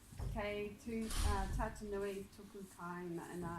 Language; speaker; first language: Māori; non-native, learner; English